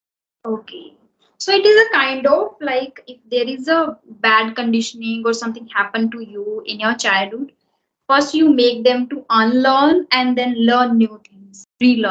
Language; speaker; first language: English; non-native, local second language; Hindi